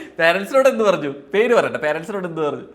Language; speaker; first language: Malayalam; native; Malayalam